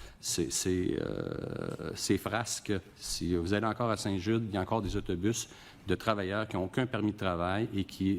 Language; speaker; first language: French; native; French